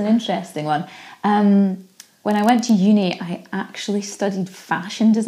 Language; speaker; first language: English; native; English